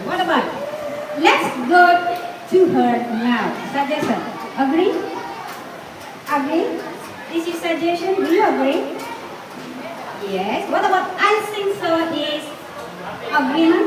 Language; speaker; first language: English; non-native, learner; Indonesian